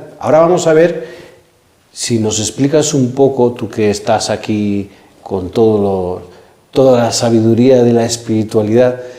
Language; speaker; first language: Spanish; native; Spanish